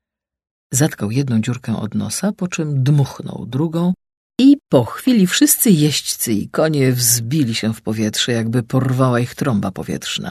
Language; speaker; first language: Polish; native; Polish